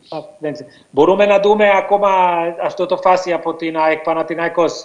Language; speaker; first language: Greek; non-native, learner; Hungarian